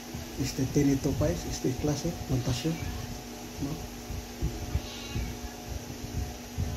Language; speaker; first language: Spanish; non-native, learner; Filipino